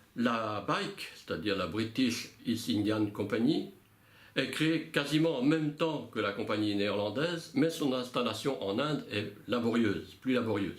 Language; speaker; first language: French; native; French